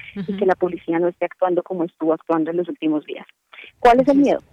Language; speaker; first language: Spanish; native; Spanish